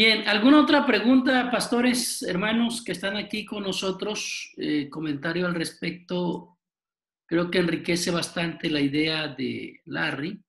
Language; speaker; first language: Spanish; native; Spanish